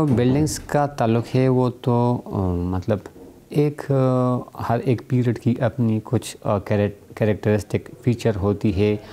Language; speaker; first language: Urdu; non-native, local second language; Pashto